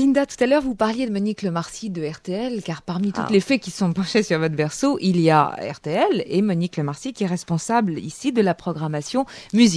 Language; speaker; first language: French; native; French